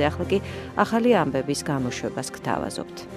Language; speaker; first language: Georgian; native; Georgian